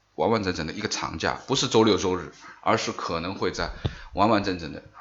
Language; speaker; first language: Chinese; native; Chinese